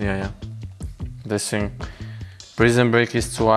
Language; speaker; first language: German; non-native, fluent; Hungarian